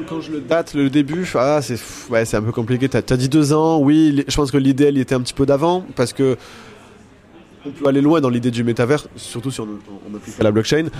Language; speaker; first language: French; native; French